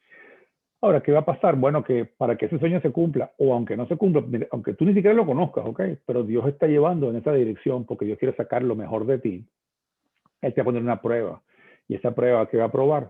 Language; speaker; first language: Spanish; native; Spanish